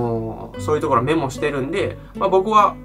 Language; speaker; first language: Japanese; native; Japanese